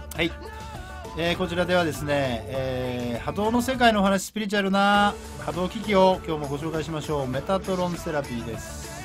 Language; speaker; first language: Japanese; native; Japanese